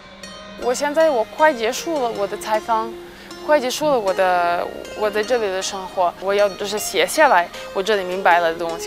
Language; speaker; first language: Chinese; non-native, fluent; Serbian